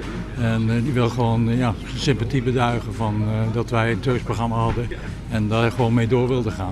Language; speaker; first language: Dutch; native; Dutch